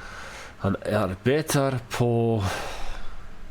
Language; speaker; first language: Swedish; non-native, learner; English